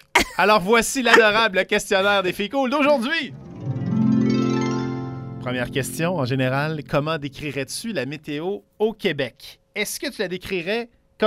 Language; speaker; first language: French; native; French